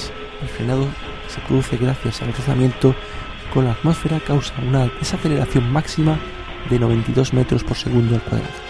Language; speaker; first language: Spanish; native; Spanish